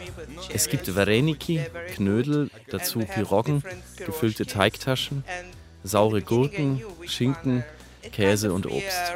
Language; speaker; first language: German; native; German